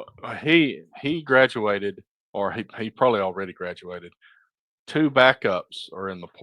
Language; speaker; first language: English; native; English